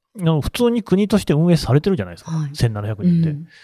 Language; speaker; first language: Japanese; native; Japanese